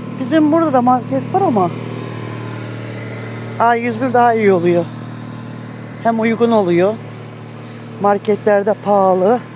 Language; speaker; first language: Turkish; native; Turkish